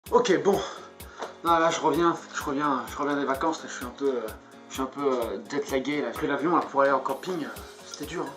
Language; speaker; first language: French; native; French